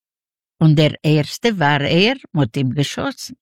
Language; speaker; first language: German; non-native, learner; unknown